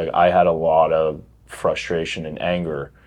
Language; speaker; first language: English; native; English